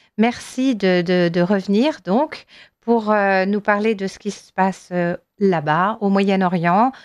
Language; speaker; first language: French; native; French